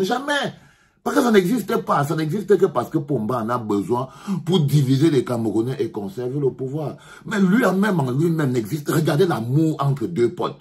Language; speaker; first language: French; native; French